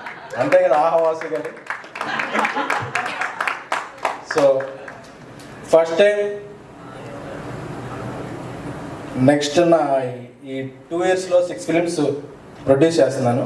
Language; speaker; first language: Telugu; native; Telugu